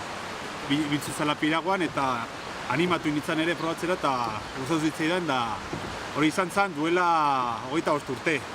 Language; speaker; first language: Basque; non-native, local second language; Spanish